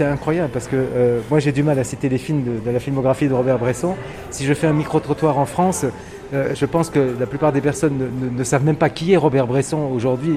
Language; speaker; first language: French; native; French